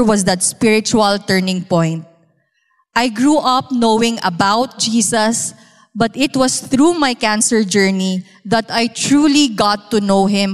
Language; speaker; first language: English; non-native, local second language; Cebuano